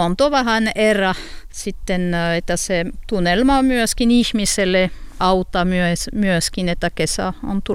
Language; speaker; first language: Finnish; non-native, learner; French